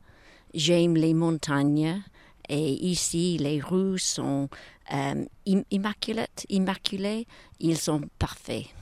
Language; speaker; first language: French; non-native, learner; English